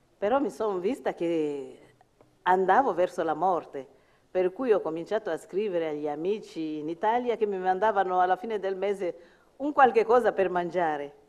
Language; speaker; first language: Italian; non-native, fluent; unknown